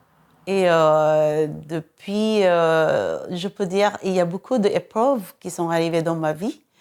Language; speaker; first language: French; non-native, fluent; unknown